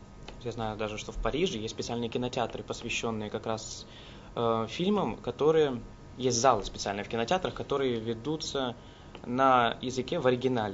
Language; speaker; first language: Russian; native; Russian